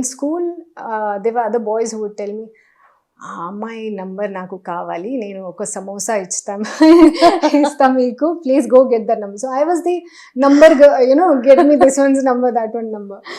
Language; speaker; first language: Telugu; non-native, local second language; Hindi